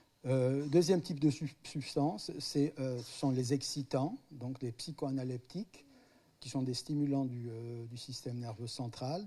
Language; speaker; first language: French; native; French